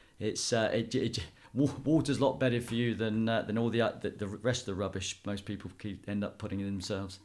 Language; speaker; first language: English; native; English